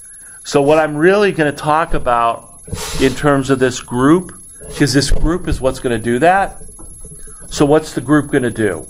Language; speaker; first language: English; native; English